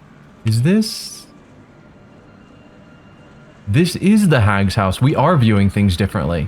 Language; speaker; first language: English; native; English